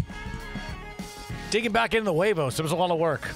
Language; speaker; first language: English; native; English